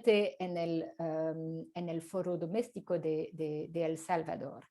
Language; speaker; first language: Spanish; non-native, fluent; French